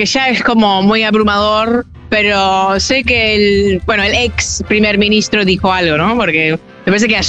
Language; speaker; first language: Spanish; non-native, fluent; English